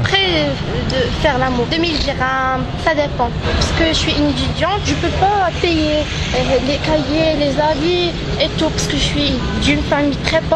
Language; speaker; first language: French; non-native, local second language; Arabic